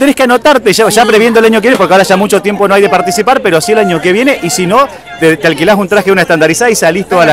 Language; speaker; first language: Spanish; native; Spanish